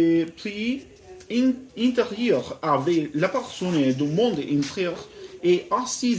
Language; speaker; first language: French; non-native, learner; Spanish